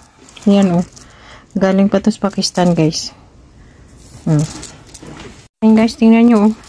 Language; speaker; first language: Filipino; native; Filipino